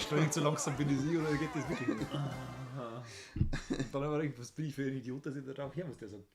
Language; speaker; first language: German; native; German